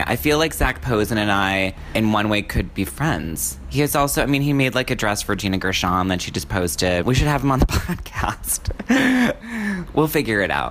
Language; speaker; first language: English; native; English